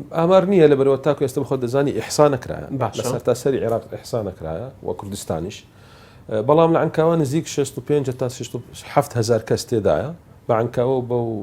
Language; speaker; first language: Central Kurdish; non-native, local second language; Assyrian Neo-Aramaic